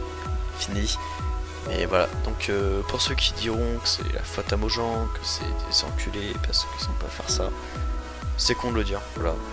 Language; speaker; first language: French; native; French